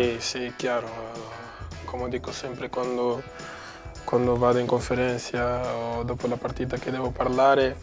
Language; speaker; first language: Italian; non-native, learner; Portuguese